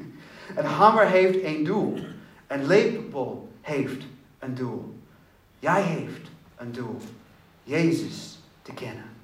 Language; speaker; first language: Dutch; non-native, learner; English